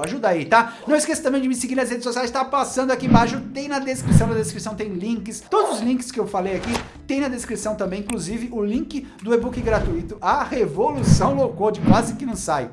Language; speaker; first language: Portuguese; native; Portuguese